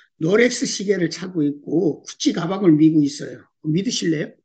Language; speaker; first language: Korean; early bilingual, heritage; Korean